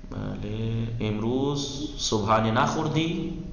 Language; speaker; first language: Persian; non-native, fluent; Urdu